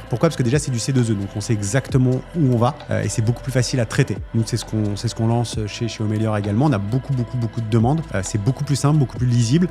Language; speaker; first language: French; native; French